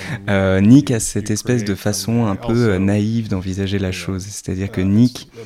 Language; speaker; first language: French; non-native, fluent; English